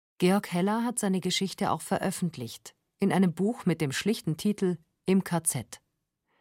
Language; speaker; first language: German; native; German